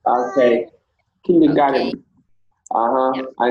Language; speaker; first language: English; non-native, learner; Vietnamese